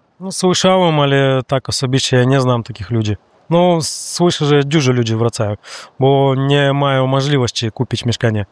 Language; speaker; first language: Polish; non-native, learner; Russian